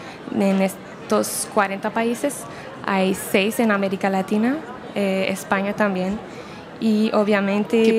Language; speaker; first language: Spanish; non-native, fluent; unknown